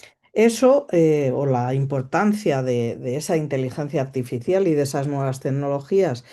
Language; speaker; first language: Spanish; native; Spanish